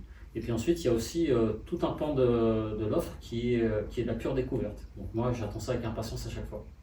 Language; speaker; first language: French; native; French